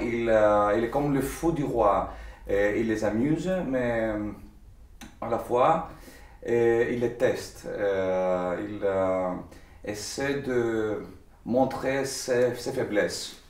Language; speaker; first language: French; non-native, fluent; Greek